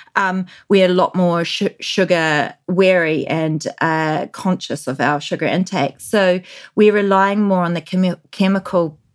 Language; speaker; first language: English; native; English